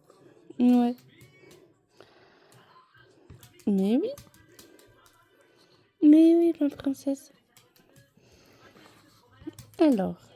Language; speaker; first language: French; native; French